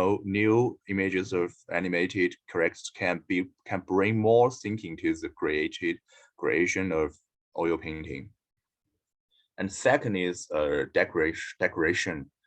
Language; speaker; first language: English; non-native, learner; Chinese